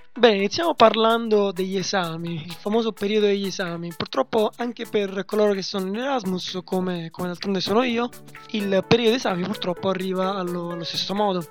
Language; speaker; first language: Italian; native; Italian